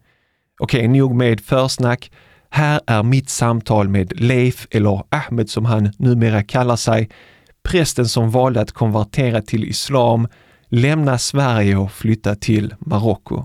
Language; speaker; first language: Swedish; native; Swedish